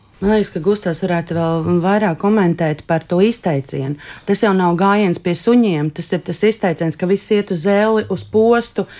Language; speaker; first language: Latvian; native; Latvian